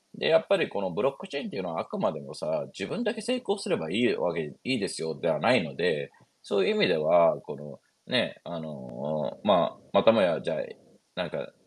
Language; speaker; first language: Japanese; native; Japanese